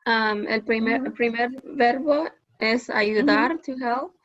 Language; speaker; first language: Spanish; non-native, learner; English